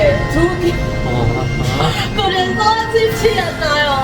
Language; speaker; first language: Korean; non-native, learner; Vietnamese